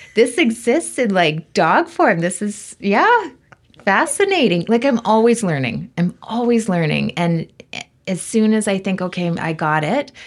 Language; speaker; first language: English; native; English